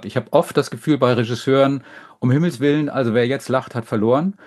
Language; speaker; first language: German; native; German